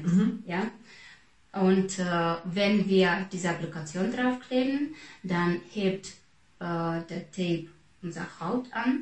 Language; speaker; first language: German; non-native, fluent; Russian